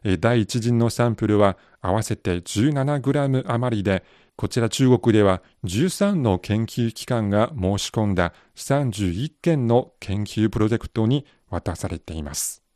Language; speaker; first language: Japanese; non-native, fluent; Chinese